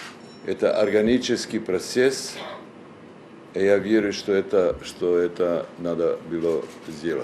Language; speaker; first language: Russian; non-native, fluent; Serbian